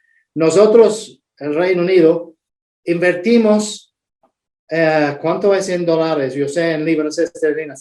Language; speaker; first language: Spanish; non-native, fluent; English